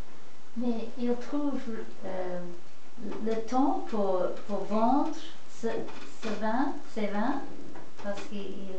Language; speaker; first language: French; non-native, learner; English